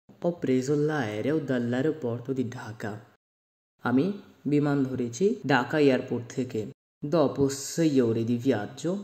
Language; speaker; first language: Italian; non-native, fluent; Bangla